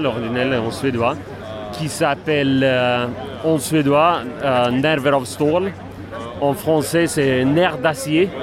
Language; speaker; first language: French; non-native, fluent; Swedish